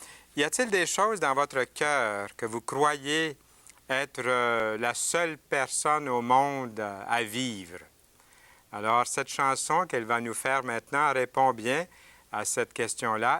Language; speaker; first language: French; native; French